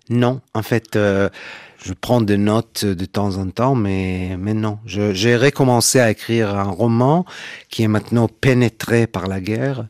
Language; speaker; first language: French; non-native, fluent; Hebrew